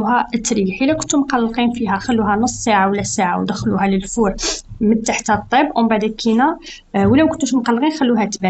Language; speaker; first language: Arabic; native; Arabic